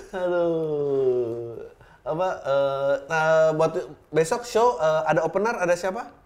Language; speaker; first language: Indonesian; native; Indonesian